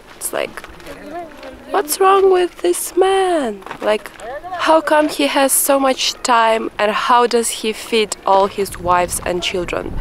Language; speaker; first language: English; non-native, fluent; Russian